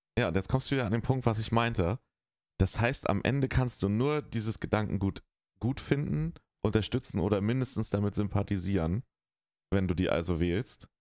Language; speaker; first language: German; native; German